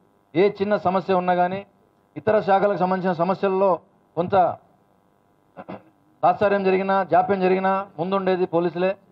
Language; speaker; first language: Telugu; native; Telugu